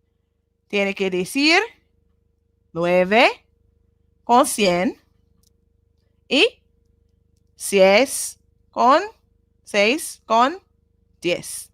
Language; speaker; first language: Spanish; non-native, learner; Japanese